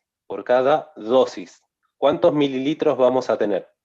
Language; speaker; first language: Spanish; native; Spanish